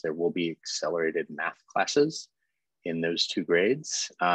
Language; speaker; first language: English; native; English